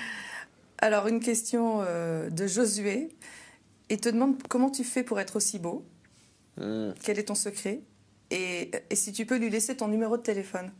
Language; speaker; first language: French; native; French